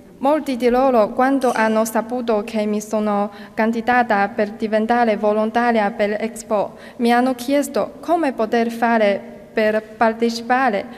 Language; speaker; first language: Italian; non-native, fluent; Chinese